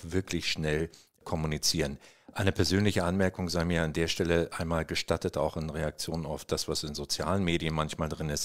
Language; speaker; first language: German; native; German